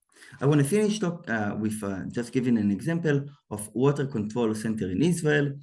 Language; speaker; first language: English; non-native, fluent; Hebrew